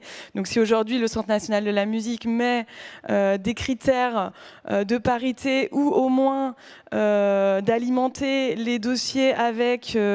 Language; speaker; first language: French; native; French